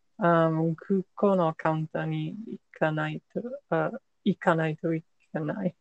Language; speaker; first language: Japanese; non-native, learner; English